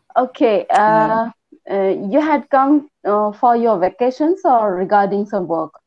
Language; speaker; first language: English; non-native, local second language; Hindi